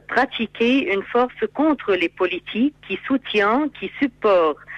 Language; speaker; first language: French; non-native, fluent; Arabic